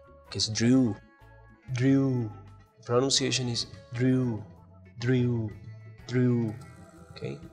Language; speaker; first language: English; non-native, fluent; Spanish